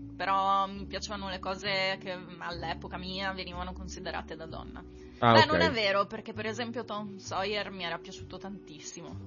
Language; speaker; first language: Italian; native; Italian